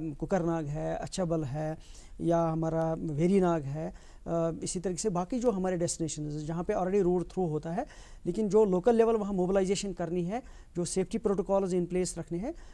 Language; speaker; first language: Hindi; non-native, local second language; Kashmiri